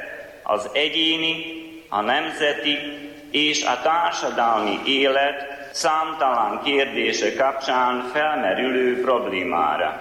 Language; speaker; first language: Hungarian; native; Hungarian